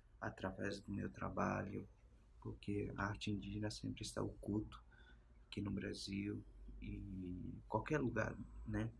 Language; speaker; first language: Portuguese; non-native, local second language; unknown